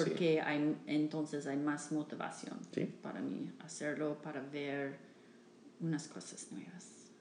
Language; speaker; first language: Spanish; non-native, learner; English